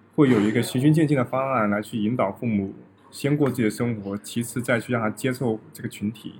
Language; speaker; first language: Chinese; native; Chinese